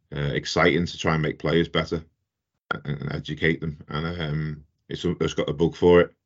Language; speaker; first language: English; native; English